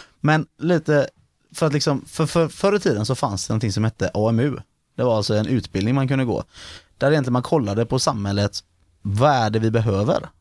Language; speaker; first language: Swedish; native; Swedish